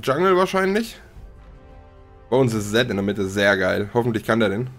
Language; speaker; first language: German; native; German